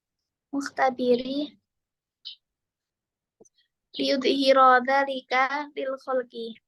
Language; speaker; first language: Arabic; non-native, learner; Indonesian